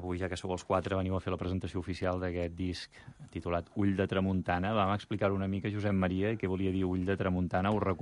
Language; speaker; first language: Catalan; native; Catalan